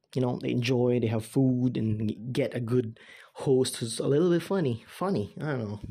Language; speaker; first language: English; non-native, local second language; Cebuano